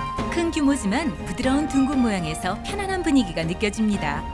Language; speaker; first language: Korean; native; Korean